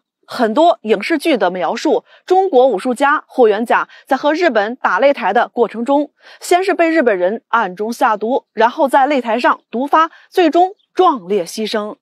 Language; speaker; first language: Chinese; native; Chinese